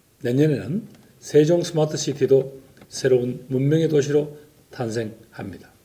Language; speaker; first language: Korean; native; Korean